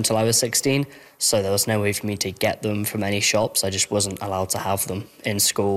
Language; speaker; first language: English; native; English